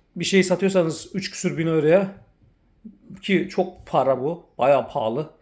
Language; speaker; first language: Turkish; early bilingual, heritage; Turkish